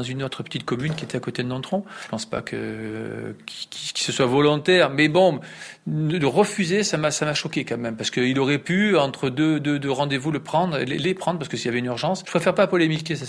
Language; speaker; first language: French; native; French